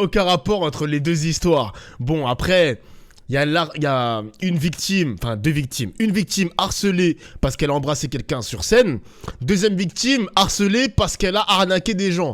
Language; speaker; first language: French; native; French